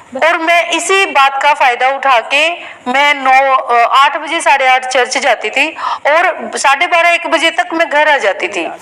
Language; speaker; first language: Hindi; native; Hindi